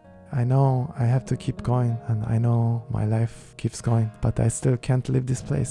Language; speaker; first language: English; non-native, fluent; Japanese